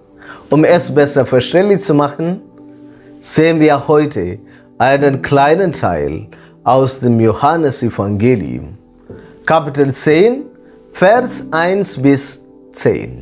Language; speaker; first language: German; non-native, fluent; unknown